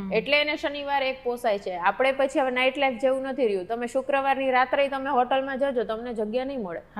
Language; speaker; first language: Gujarati; native; Gujarati